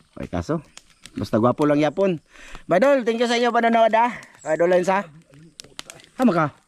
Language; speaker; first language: Filipino; non-native, local second language; Cebuano